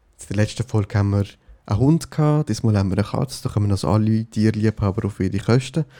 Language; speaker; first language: German; native; German